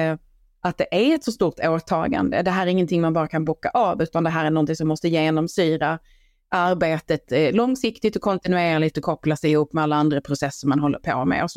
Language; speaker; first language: Swedish; native; Swedish